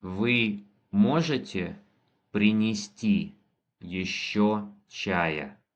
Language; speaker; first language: Russian; non-native, fluent; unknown